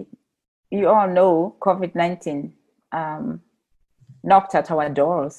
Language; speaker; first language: English; non-native, local second language; Meru